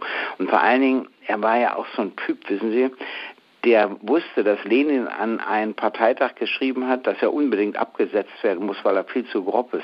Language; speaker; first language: German; native; German